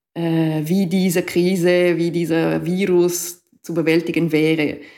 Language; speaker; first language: German; native; German